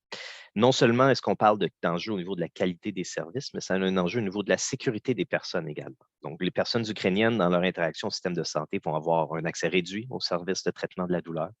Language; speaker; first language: French; native; French